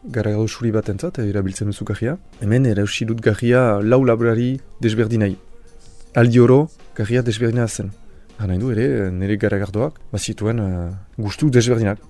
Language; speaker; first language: Basque; non-native, local second language; French